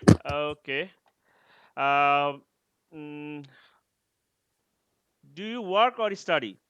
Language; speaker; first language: English; non-native, learner; Bangla